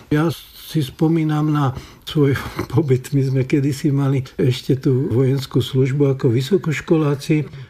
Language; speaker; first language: Slovak; native; Slovak